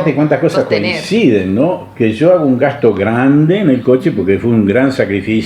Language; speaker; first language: Spanish; native; Spanish